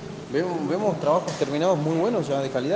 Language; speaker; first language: Spanish; native; Spanish